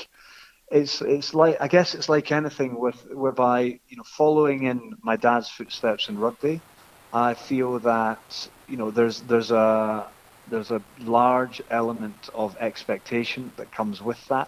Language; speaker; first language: English; native; English